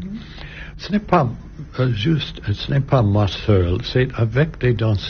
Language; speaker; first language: French; non-native, learner; English